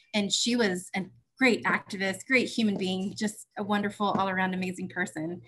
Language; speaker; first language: English; native; English